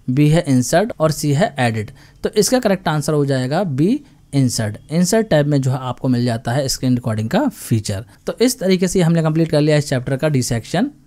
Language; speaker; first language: Hindi; native; Hindi